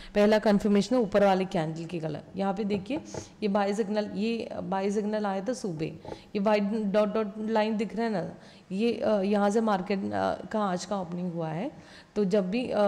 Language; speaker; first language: Hindi; non-native, local second language; Malayalam